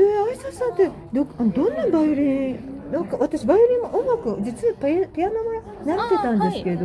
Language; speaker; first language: Japanese; native; Japanese